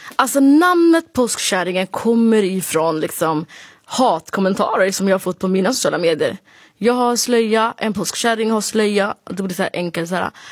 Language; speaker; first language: Swedish; early bilingual, other home language; Somali